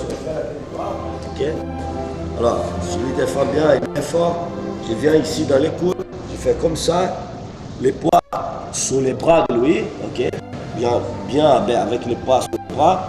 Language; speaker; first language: French; non-native, learner; Portuguese